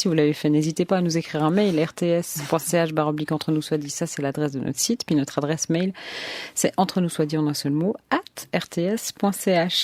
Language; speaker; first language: French; native; French